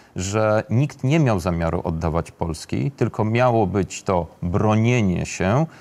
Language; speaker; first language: Polish; native; Polish